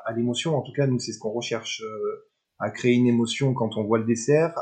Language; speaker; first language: French; native; French